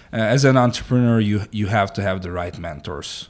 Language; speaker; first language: English; non-native, fluent; Turkish